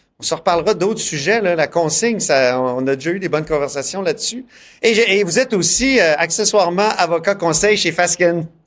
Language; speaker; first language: French; native; French